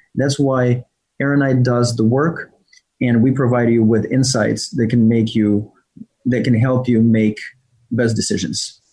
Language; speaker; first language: English; non-native, fluent; Ukrainian